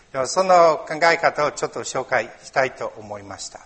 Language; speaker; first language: Japanese; non-native, learner; English